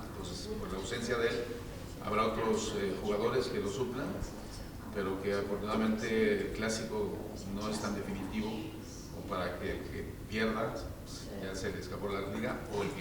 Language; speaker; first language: Spanish; native; Spanish